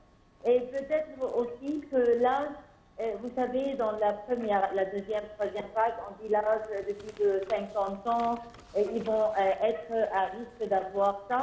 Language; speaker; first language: French; non-native, fluent; Arabic